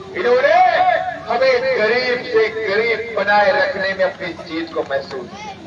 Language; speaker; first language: Hindi; native; Hindi